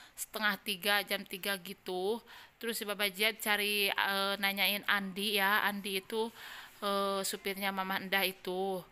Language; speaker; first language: Indonesian; native; Indonesian